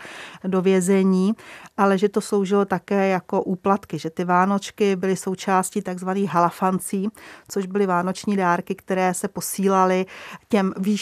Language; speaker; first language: Czech; native; Czech